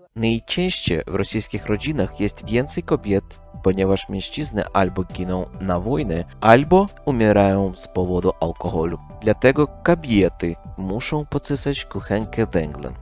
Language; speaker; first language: Polish; non-native, learner; Russian